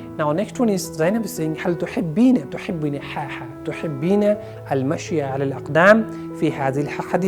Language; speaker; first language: Arabic; non-native, fluent; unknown